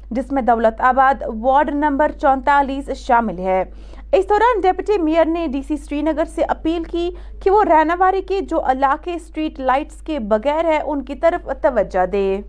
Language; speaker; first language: Urdu; non-native, local second language; Kashmiri